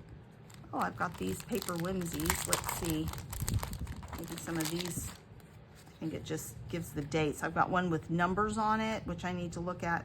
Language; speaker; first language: English; native; English